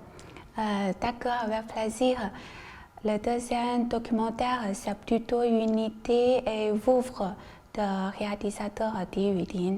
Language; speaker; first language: French; non-native, learner; Chinese